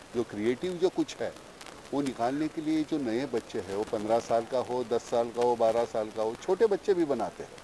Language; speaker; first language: Hindi; non-native, local second language; Marathi